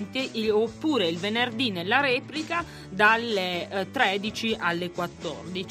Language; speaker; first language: Italian; native; Italian